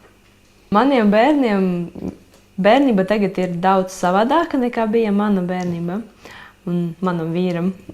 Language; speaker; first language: Latvian; non-native, local second language; Russian